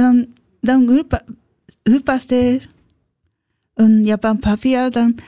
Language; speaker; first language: German; non-native, learner; Japanese